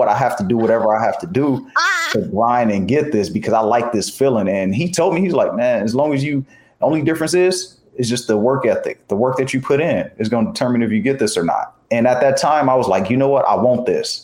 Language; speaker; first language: English; native; English